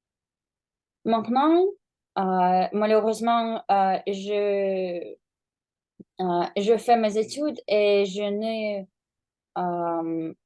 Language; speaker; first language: French; non-native, learner; Russian